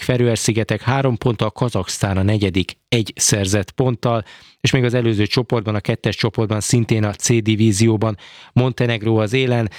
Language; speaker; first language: Hungarian; native; Hungarian